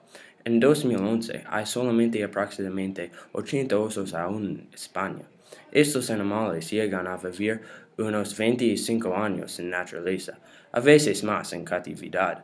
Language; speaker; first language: Spanish; non-native, learner; English